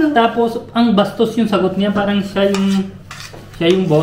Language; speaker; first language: Filipino; non-native, learner; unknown